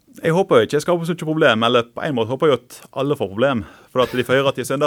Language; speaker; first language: Norwegian; native; Norwegian